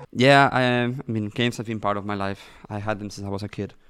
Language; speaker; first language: English; non-native, fluent; Spanish